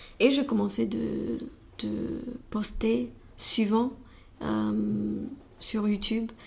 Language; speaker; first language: French; non-native, learner; Romanian